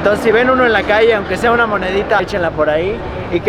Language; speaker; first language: Spanish; native; Spanish